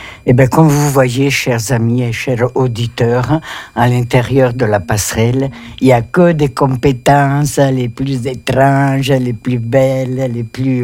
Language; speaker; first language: French; native; French